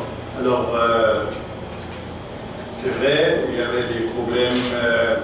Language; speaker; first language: French; non-native, fluent; German